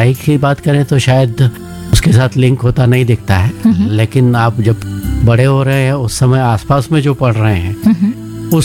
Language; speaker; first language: Hindi; native; Hindi